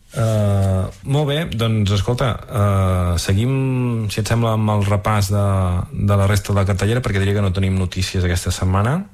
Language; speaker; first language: Catalan; native; Catalan